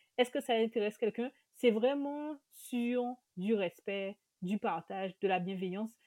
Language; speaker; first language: French; native; French